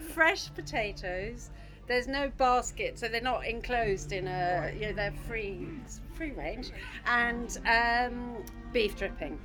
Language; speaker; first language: English; native; English